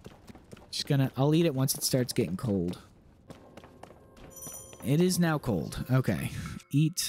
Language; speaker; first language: English; native; English